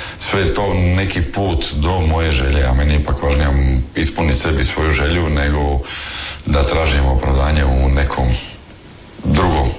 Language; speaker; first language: Croatian; native; Croatian